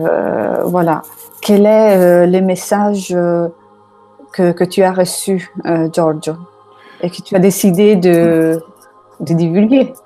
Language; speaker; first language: French; non-native, fluent; Italian